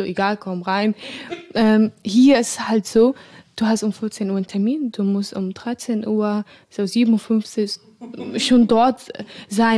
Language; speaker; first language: German; non-native, fluent; Arabic